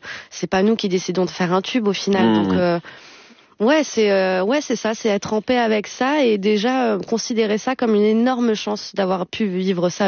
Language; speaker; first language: French; native; French